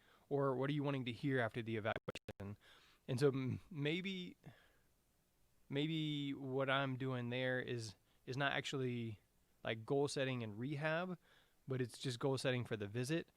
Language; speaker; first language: English; native; English